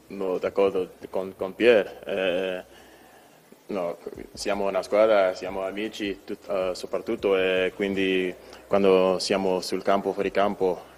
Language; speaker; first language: Italian; non-native, learner; English